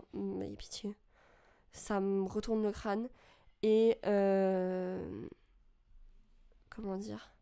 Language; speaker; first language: French; native; French